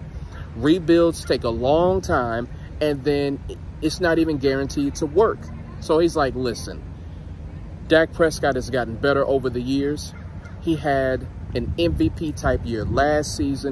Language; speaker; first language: English; native; English